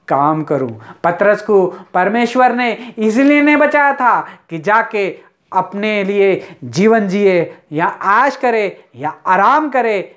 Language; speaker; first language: Hindi; non-native, local second language; Telugu